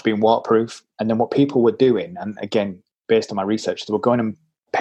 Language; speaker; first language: English; native; English